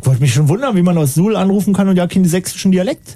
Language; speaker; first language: German; native; German